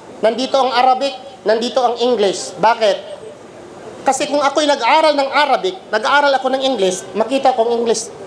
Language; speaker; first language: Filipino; non-native, local second language; Cebuano